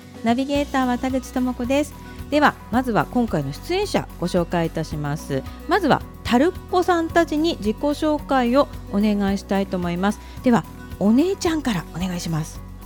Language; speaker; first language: Japanese; native; Japanese